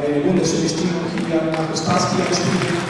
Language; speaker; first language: German; non-native, learner; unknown